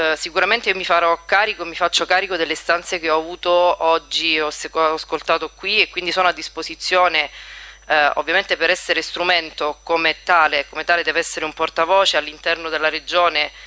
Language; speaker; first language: Italian; native; Italian